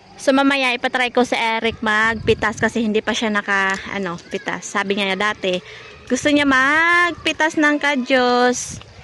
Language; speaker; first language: Filipino; non-native, local second language; Hiligaynon